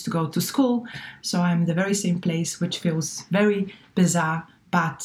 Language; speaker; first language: English; non-native, fluent; Polish